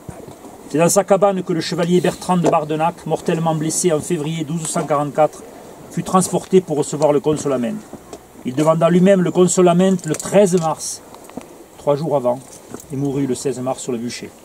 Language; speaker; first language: French; native; French